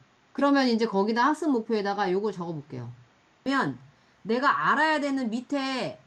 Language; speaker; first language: Korean; native; Korean